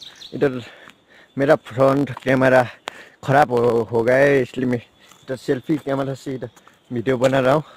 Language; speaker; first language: Hindi; non-native, learner; Nepali